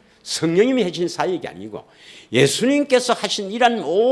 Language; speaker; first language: Korean; native; Korean